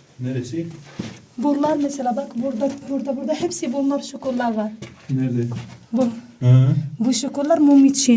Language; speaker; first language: Turkish; non-native, learner; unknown